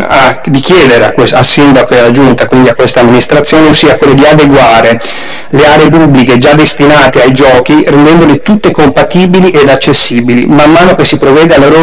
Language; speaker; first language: Italian; native; Italian